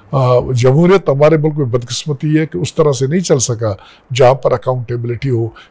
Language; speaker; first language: Urdu; native; Urdu